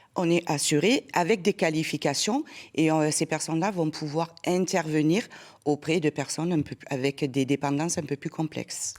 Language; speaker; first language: French; native; French